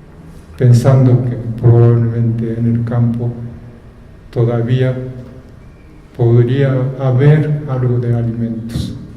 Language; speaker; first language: Spanish; non-native, fluent; Japanese